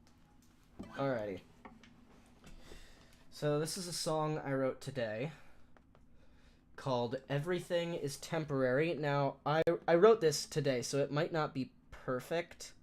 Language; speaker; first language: English; native; English